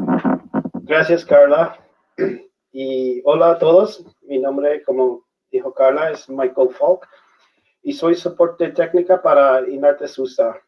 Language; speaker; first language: Spanish; non-native, learner; English